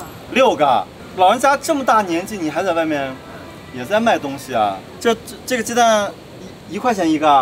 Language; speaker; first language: Chinese; native; Chinese